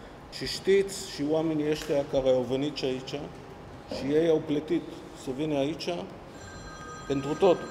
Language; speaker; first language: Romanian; early bilingual, heritage; Hebrew